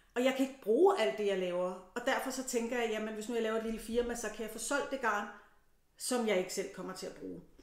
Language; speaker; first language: Danish; native; Danish